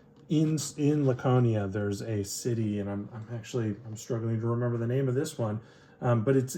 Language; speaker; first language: English; native; English